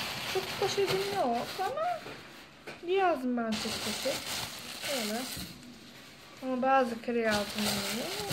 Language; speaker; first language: Turkish; non-native, fluent; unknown